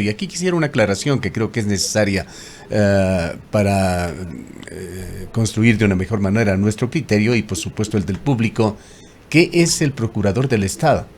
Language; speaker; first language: Spanish; native; Spanish